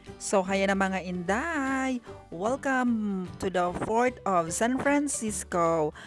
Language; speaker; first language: Filipino; non-native, local second language; Cebuano